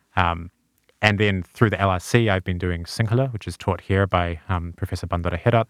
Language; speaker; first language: English; native; English